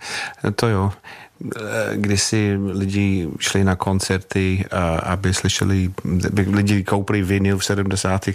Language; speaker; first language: Czech; non-native, fluent; English